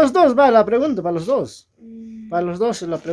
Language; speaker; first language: Spanish; native; Spanish